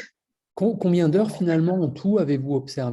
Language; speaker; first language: French; native; French